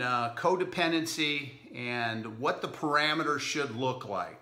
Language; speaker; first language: English; native; English